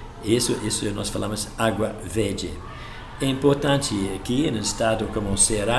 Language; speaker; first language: Portuguese; non-native, fluent; English